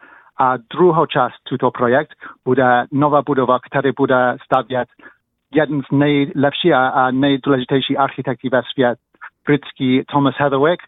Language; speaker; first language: Czech; early bilingual, heritage; English